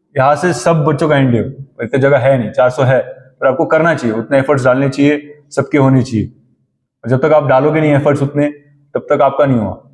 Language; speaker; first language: Hindi; non-native, local second language; Marathi